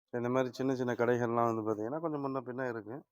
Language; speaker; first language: Tamil; native; Tamil